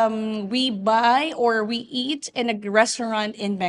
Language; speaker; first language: English; non-native, fluent; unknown